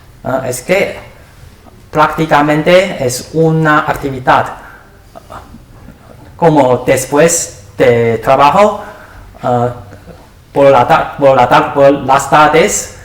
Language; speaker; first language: Spanish; non-native, learner; Chinese